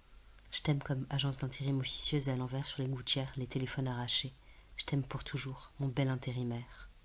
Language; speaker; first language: French; native; French